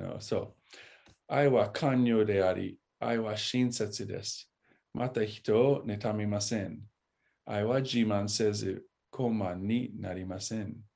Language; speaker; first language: Japanese; non-native, fluent; English